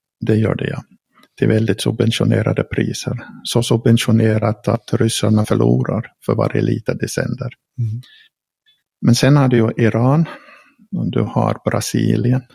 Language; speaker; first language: Swedish; native; Swedish